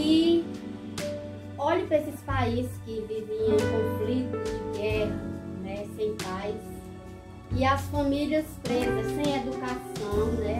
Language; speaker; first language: Portuguese; native; Portuguese